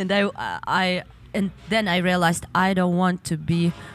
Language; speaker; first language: English; non-native, fluent; Ukrainian